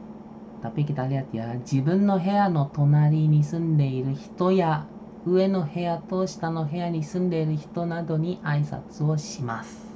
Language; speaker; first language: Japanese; non-native, fluent; Indonesian